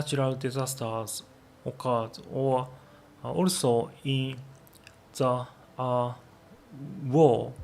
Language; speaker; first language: English; non-native, learner; Japanese